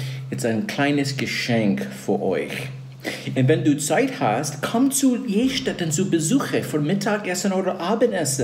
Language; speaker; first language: German; non-native, learner; English